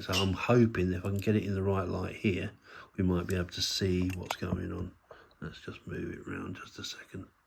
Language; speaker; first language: English; native; English